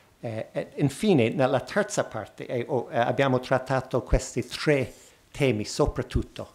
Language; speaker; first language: Italian; non-native, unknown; English